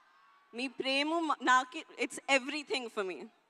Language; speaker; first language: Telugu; non-native, learner; Hindi